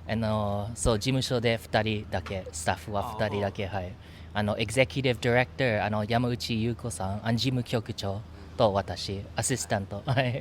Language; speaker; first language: Japanese; non-native, learner; English